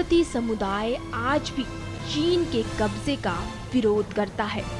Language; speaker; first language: Hindi; native; Hindi